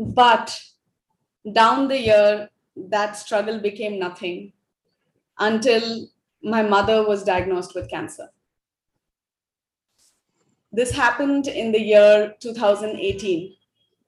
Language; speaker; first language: English; non-native, local second language; Hindi